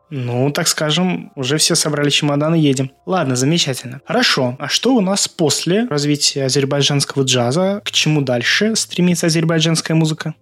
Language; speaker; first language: Russian; non-native, local second language; Azerbaijani